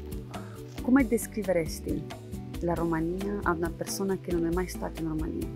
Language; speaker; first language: Italian; non-native, fluent; Romanian